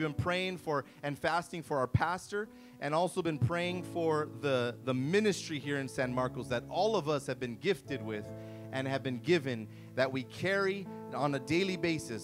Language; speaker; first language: English; early bilingual, other home language; Spanish